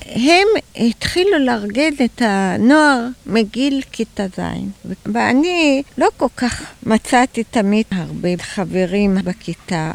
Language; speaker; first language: Hebrew; early bilingual, other home language; German